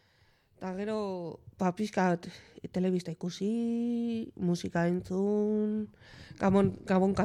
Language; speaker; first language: Basque; non-native, local second language; Spanish